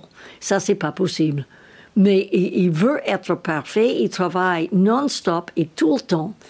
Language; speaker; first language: French; non-native, learner; English